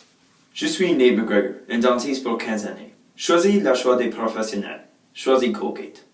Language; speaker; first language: French; non-native, fluent; English